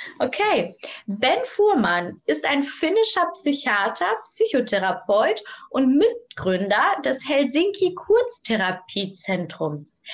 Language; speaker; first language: German; native; German